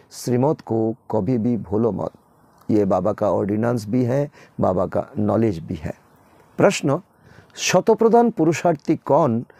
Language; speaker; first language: Hindi; non-native, local second language; Bangla